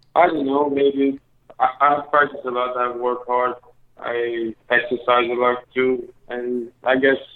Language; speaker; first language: English; early bilingual, other home language; Albanian